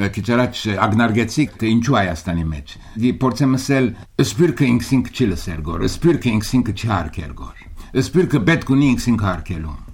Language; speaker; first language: Armenian; early bilingual, heritage; Armenian